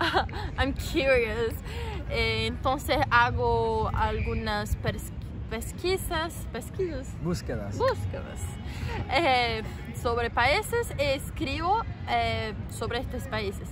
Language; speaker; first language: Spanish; non-native, learner; Portuguese